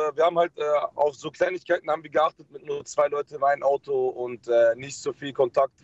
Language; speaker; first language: German; early bilingual, other home language; Dutch